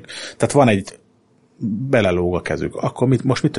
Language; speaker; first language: Hungarian; native; Hungarian